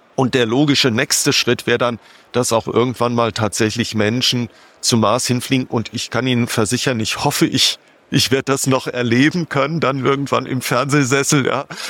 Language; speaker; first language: German; native; German